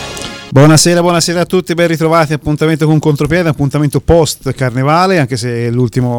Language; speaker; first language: Italian; native; Italian